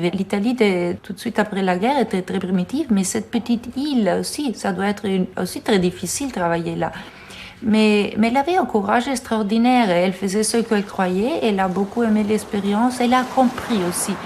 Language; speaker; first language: French; non-native, fluent; Italian